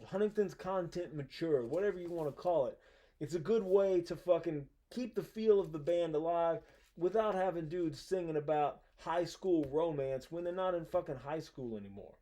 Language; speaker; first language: English; native; English